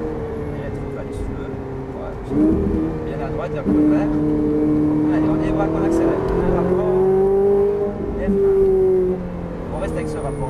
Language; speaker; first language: French; native; French